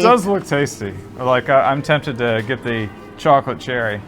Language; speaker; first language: English; native; English